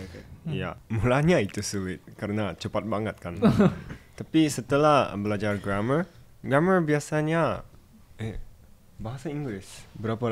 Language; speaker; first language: Indonesian; non-native, fluent; Japanese